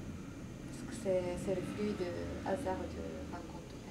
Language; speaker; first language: French; non-native, learner; Japanese